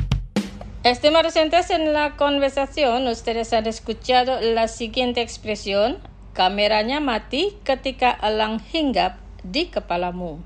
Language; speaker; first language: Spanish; non-native, fluent; Indonesian